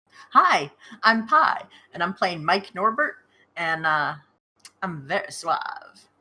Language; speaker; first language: English; native; English